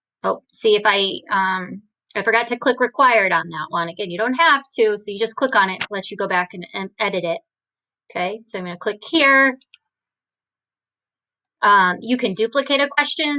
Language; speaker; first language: English; native; English